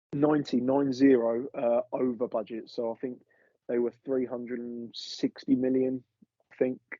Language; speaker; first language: English; native; English